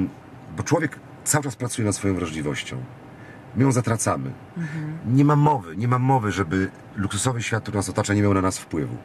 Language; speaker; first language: Polish; native; Polish